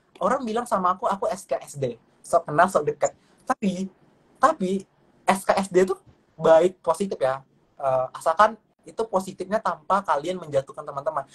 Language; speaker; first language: Indonesian; non-native, local second language; Malay